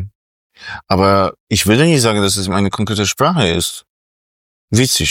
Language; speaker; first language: German; non-native, fluent; Polish